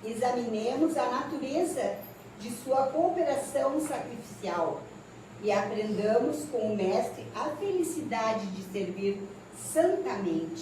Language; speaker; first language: Portuguese; native; Portuguese